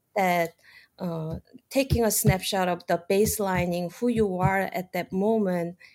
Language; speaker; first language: English; non-native, fluent; Korean